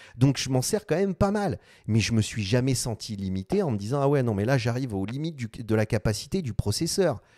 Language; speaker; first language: French; native; French